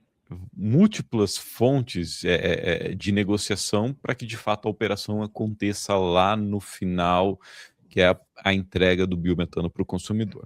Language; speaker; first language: Portuguese; native; Portuguese